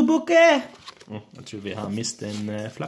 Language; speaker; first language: Norwegian; non-native, learner; English